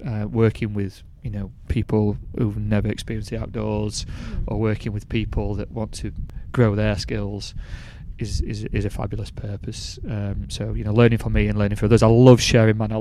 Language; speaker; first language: English; native; English